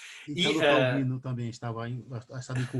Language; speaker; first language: Spanish; non-native, fluent; Portuguese